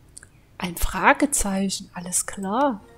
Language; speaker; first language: German; native; German